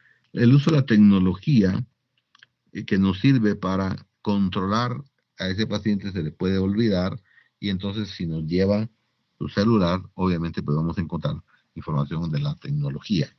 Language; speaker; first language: Spanish; native; Spanish